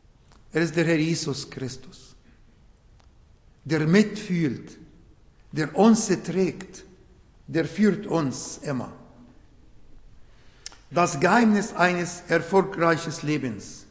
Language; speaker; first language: German; non-native, fluent; Arabic